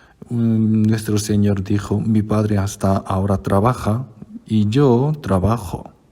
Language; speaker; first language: Spanish; non-native, fluent; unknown